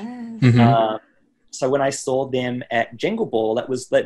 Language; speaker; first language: English; native; English